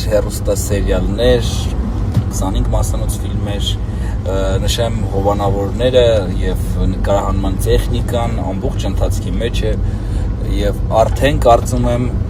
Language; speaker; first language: Armenian; native; Armenian